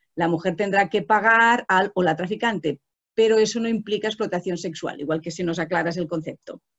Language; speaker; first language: Spanish; non-native, local second language; Catalan